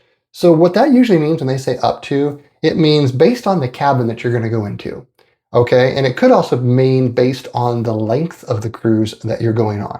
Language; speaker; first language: English; native; English